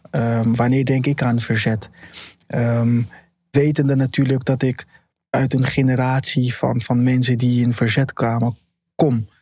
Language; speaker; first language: Dutch; early bilingual, other home language; Papiamento